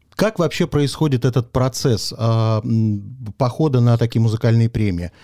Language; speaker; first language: Russian; native; Russian